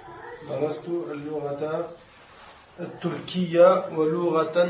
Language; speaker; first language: Arabic; non-native, learner; French